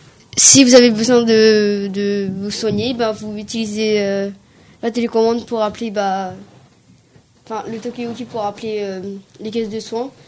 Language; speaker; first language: French; native; French